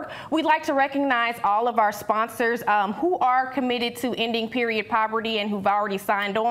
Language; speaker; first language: English; native; English